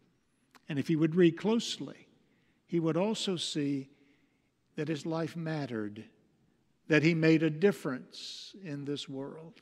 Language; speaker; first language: English; native; English